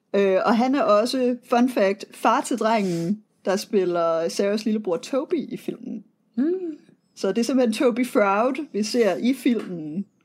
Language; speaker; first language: Danish; native; Danish